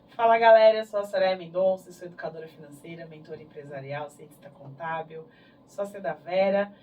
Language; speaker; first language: Portuguese; native; Portuguese